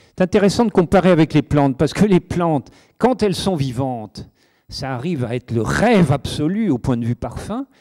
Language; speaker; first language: French; native; French